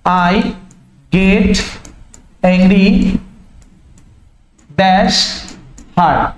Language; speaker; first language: English; non-native, local second language; Bangla